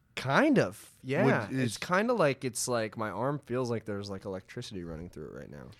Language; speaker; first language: English; native; English